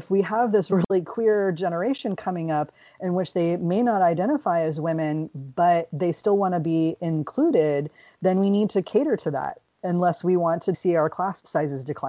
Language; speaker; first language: English; native; English